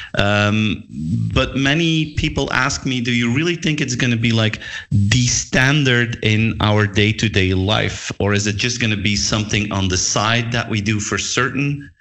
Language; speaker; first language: English; non-native, fluent; Dutch